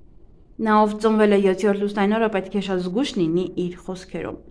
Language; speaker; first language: Armenian; native; Armenian